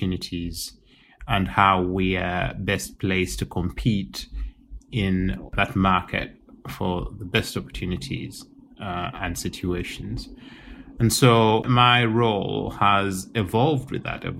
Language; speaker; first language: English; non-native, local second language; Ganda